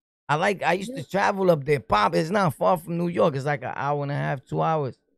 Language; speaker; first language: English; early bilingual, other home language; Spanish